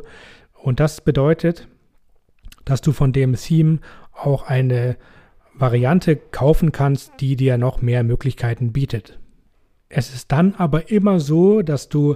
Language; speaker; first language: German; native; German